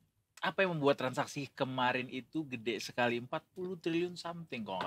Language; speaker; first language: Indonesian; native; Indonesian